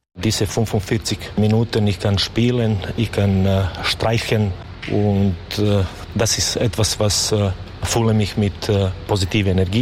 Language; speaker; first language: German; non-native, learner; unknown